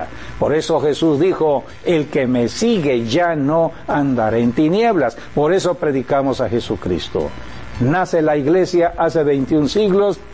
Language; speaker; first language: Spanish; native; Spanish